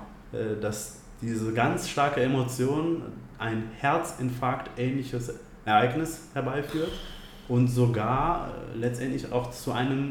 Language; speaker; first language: German; native; German